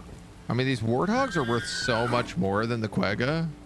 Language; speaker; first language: English; native; English